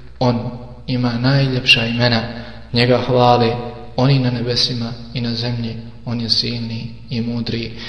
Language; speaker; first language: Bosnian; native; Bosnian